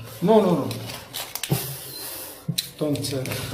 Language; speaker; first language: English; non-native, learner; Arabic